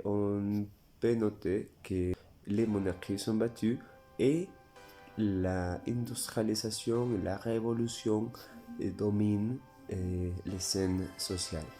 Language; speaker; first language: French; non-native, learner; Spanish